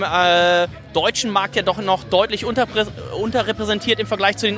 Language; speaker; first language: German; native; German